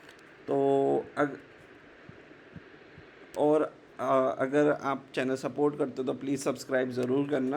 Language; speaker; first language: Hindi; native; Hindi